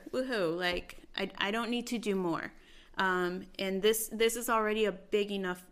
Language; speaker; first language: English; early bilingual, other home language; Spanish